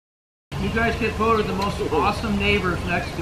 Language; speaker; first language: English; native; English